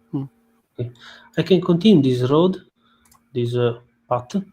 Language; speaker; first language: English; non-native, learner; Italian